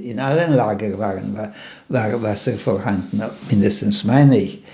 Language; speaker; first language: German; non-native, fluent; Slovak